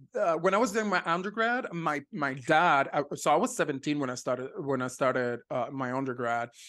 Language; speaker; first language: English; non-native, fluent; Spanish